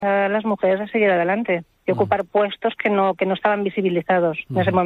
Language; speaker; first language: Spanish; native; Spanish